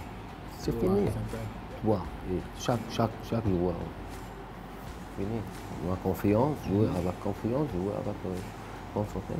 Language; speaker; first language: French; non-native, learner; Arabic